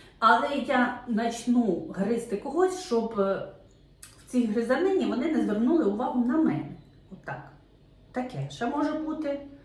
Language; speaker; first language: Ukrainian; non-native, local second language; Russian